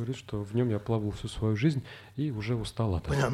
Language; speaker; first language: Russian; native; Russian